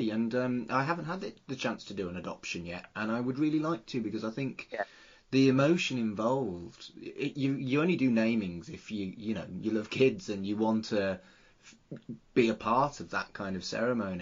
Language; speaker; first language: English; native; English